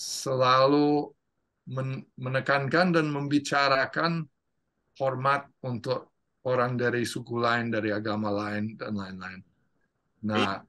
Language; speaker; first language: Indonesian; non-native, fluent; English